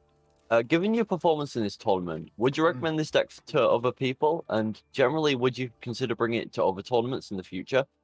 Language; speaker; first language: English; native; English